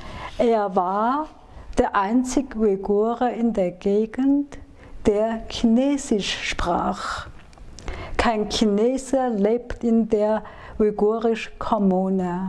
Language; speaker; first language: German; non-native, fluent; Chinese